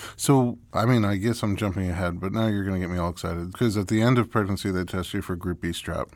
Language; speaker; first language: English; native; English